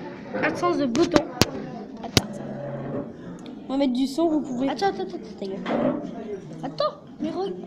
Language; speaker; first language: French; native; French